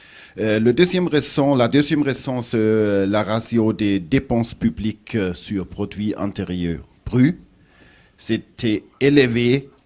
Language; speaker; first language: French; non-native, learner; German